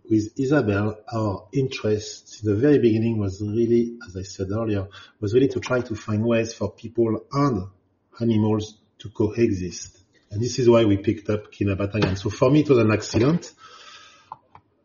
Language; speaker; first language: English; non-native, fluent; French